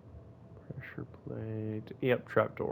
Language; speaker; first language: English; native; English